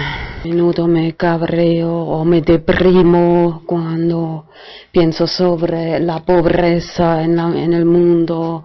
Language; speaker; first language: Spanish; non-native, fluent; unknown